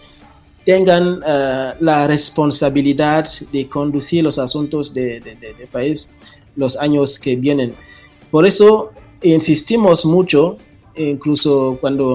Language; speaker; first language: Spanish; non-native, fluent; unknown